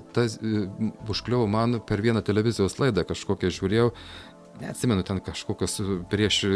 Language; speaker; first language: Lithuanian; native; Lithuanian